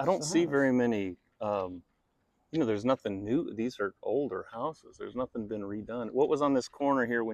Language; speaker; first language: English; native; English